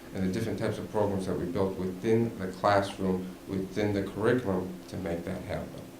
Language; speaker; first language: English; native; English